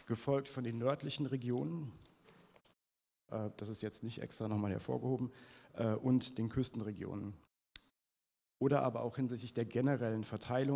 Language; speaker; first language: German; native; German